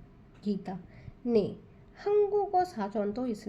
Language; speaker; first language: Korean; non-native, fluent; Hindi